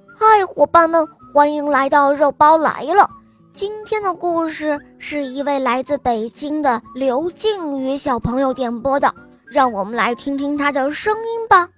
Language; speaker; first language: Chinese; native; Chinese